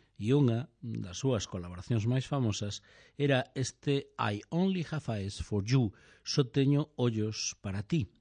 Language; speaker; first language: Galician; native; Galician